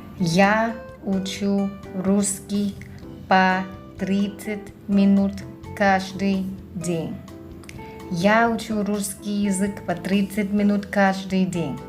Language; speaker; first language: Russian; non-native, fluent; Thai